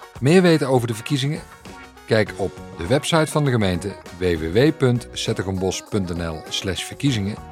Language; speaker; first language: Dutch; native; Dutch